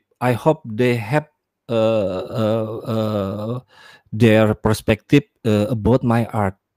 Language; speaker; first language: English; non-native, learner; Indonesian